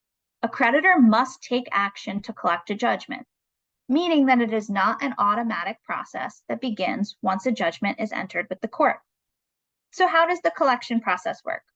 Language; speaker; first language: English; native; English